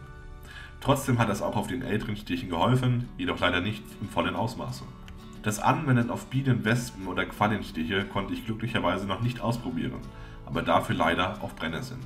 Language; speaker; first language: German; native; German